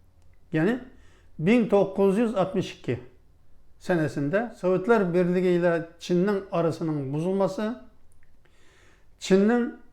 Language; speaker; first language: Turkish; non-native, fluent; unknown